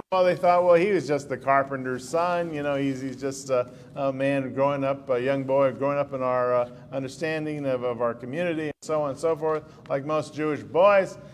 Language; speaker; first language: English; native; English